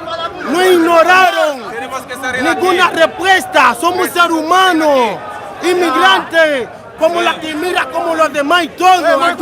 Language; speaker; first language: Spanish; non-native, learner; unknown